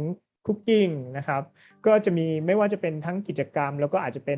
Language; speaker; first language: Thai; native; Thai